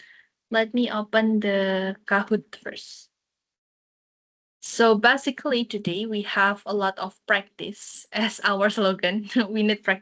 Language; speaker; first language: English; non-native, fluent; Indonesian